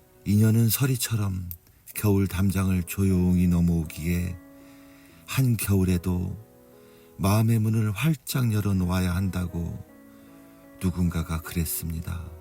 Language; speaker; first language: Korean; native; Korean